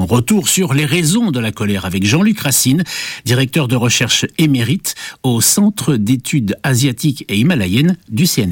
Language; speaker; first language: French; native; French